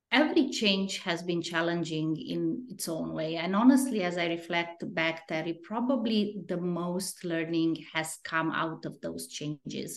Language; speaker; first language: English; non-native, fluent; Romanian